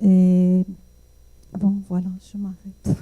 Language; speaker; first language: French; non-native, local second language; Arabic